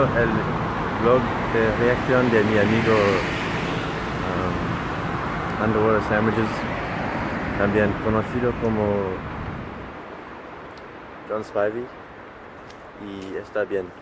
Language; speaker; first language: Spanish; non-native, learner; English